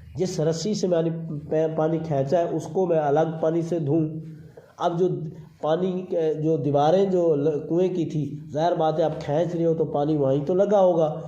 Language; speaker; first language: Urdu; non-native, local second language; Saraiki